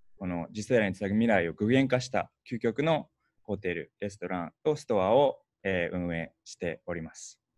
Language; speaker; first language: Japanese; early bilingual, heritage; Japanese